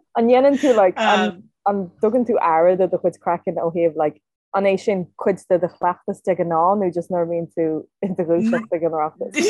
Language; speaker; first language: Irish; non-native, local second language; English